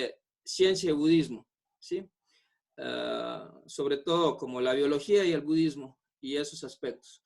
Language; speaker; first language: Spanish; non-native, fluent; Buriat